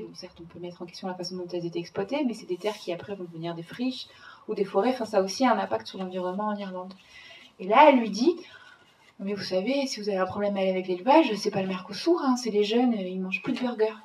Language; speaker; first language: French; native; French